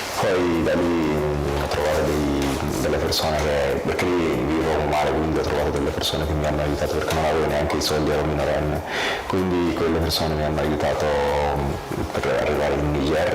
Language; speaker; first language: Italian; non-native, fluent; Arabic